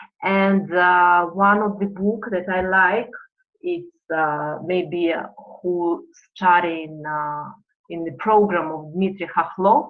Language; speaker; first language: English; non-native, fluent; Russian